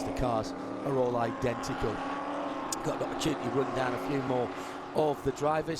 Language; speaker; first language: English; native; English